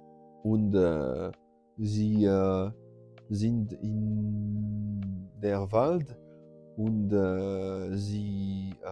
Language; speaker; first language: German; non-native, learner; French